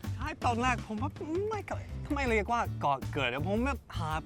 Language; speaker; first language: Thai; non-native, fluent; English